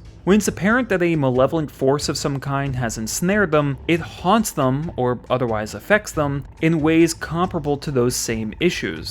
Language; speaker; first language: English; native; English